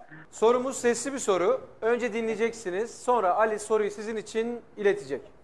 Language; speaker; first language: Turkish; native; Turkish